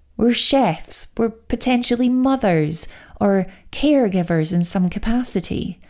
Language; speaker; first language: English; native; English